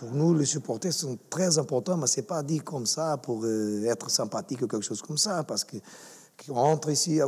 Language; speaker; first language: French; non-native, fluent; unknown